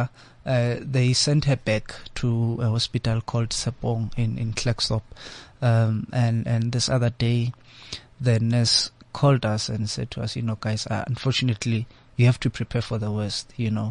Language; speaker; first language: English; non-native, local second language; Xhosa